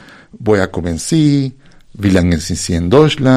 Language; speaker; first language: German; non-native, fluent; Spanish